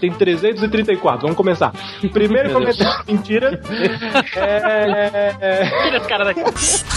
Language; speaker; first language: Portuguese; native; Portuguese